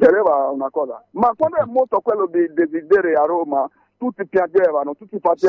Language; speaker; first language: Italian; non-native, fluent; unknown